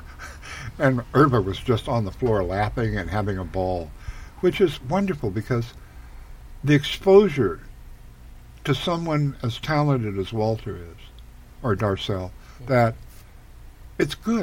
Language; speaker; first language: English; native; English